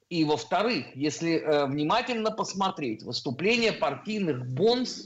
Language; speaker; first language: Russian; native; Russian